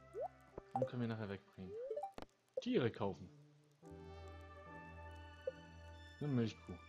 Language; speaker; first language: German; native; German